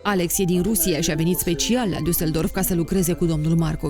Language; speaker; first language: Romanian; native; Romanian